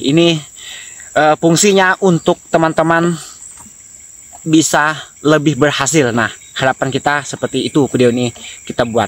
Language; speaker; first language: Indonesian; native; Indonesian